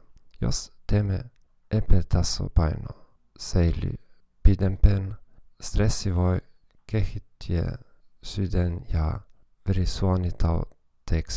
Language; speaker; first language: Finnish; non-native, fluent; German